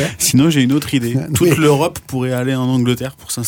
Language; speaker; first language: French; native; French